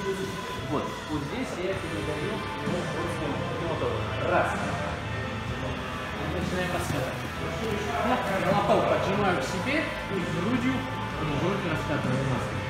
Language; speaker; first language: Russian; native; Russian